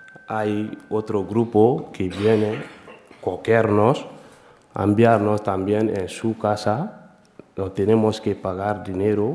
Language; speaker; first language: Spanish; non-native, learner; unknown